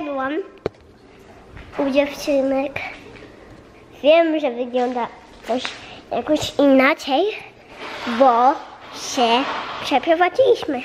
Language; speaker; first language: Polish; early bilingual, heritage; Polish